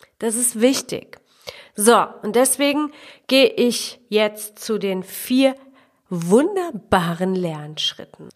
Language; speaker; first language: German; early bilingual, other home language; Polish